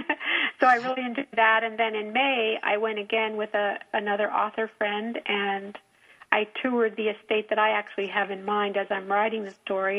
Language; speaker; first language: English; native; English